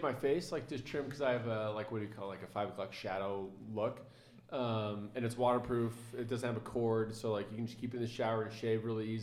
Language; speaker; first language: English; native; English